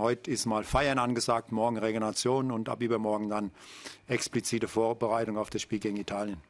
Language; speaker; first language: German; native; German